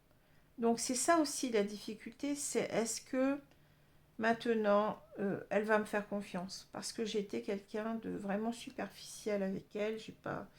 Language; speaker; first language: French; native; French